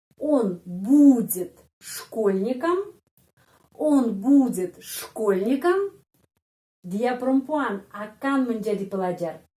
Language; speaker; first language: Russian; non-native, fluent; Indonesian